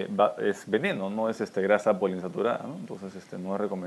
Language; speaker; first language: Spanish; native; Spanish